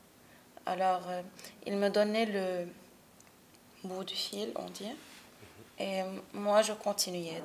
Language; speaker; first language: French; non-native, local second language; Arabic